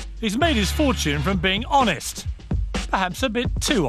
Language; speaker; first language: English; native; English